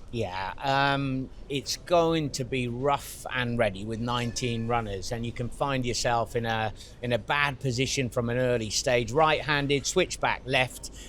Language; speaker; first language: English; native; English